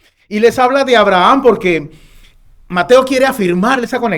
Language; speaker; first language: Spanish; native; Spanish